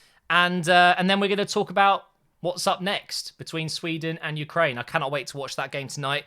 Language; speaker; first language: English; native; English